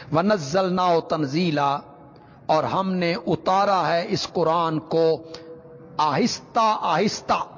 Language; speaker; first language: Urdu; non-native, local second language; Punjabi